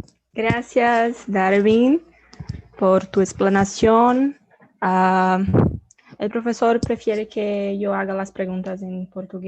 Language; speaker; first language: Spanish; non-native, fluent; Portuguese